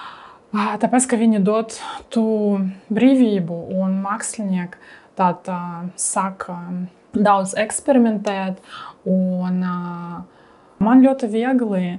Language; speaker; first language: Latvian; non-native, learner; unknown